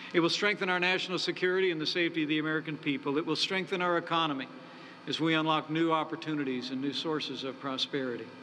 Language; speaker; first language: English; native; English